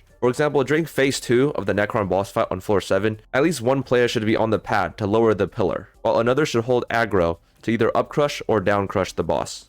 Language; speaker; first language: English; native; English